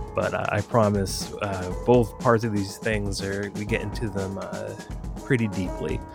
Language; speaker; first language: English; native; English